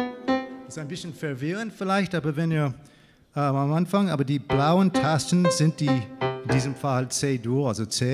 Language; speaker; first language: German; non-native, fluent; English